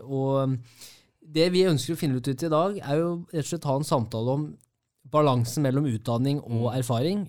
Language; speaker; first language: Norwegian; native; Norwegian